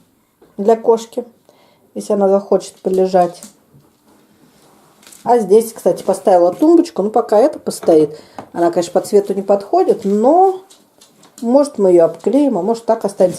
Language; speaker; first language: Russian; native; Russian